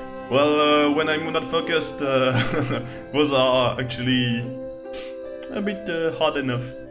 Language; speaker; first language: English; non-native, fluent; French